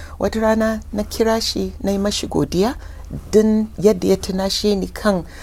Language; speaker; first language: Hausa; non-native, local second language; English